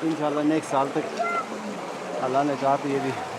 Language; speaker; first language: Hindi; non-native, local second language; Balti